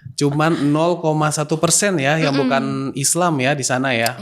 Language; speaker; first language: Indonesian; native; Indonesian